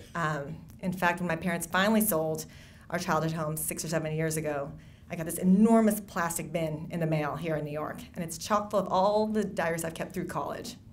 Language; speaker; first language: English; native; English